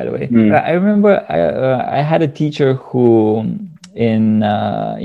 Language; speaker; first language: English; non-native, fluent; Bulgarian